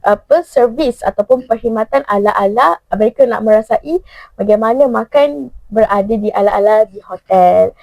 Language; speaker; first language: Malay; native; Malay